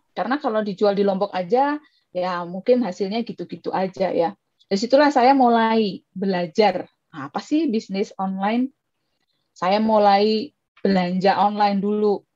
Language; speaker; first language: Indonesian; native; Indonesian